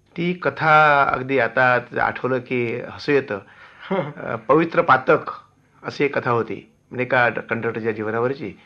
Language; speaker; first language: Marathi; native; Marathi